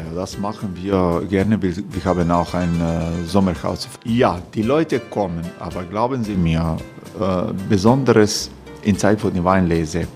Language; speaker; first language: German; non-native, learner; Croatian